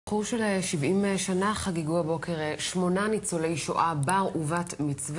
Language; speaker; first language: Hebrew; native; Hebrew